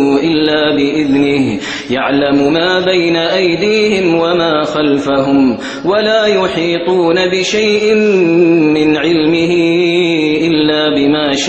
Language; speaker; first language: Arabic; native; Arabic